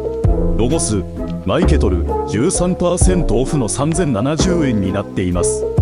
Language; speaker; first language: Japanese; native; Japanese